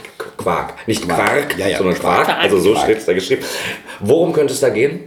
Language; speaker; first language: German; native; German